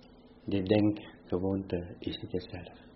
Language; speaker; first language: Dutch; non-native, fluent; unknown